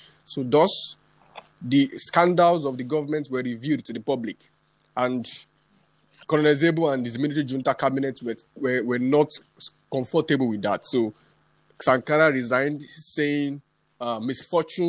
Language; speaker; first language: English; non-native, local second language; Yoruba